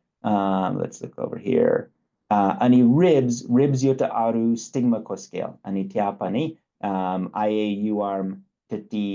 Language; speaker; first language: Nepali; non-native, fluent; English